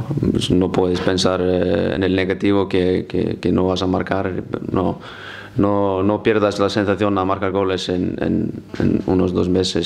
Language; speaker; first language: Spanish; non-native, fluent; Icelandic